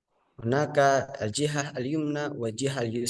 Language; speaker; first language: Arabic; non-native, fluent; Indonesian